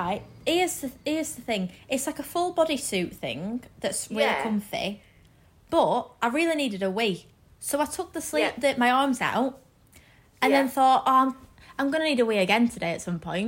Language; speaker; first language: English; native; English